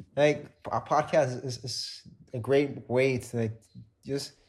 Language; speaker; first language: English; non-native, fluent; Spanish